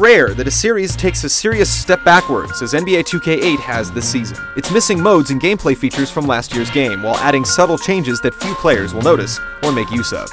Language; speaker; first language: English; native; English